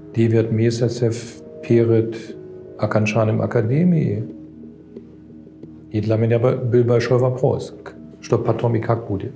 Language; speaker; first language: Russian; non-native, fluent; German